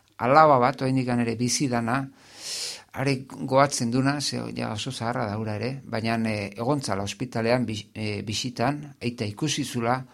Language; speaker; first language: Basque; native; Basque